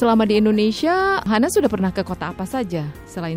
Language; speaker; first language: Indonesian; native; Indonesian